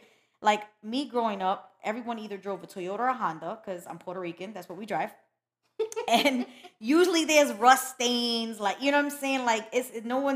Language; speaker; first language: English; early bilingual, other home language; Spanish